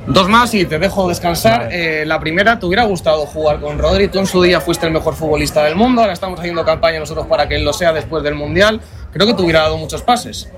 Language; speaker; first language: Spanish; native; Spanish